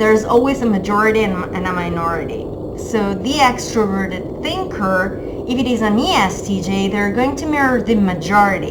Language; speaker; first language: English; non-native, fluent; Italian